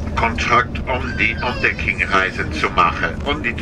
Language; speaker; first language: German; non-native, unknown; Spanish